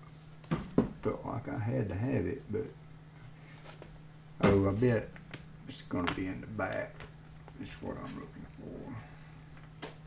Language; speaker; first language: English; native; English